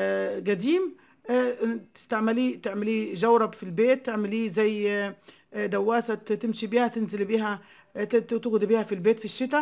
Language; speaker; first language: Arabic; native; Arabic